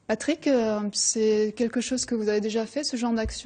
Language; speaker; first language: French; native; French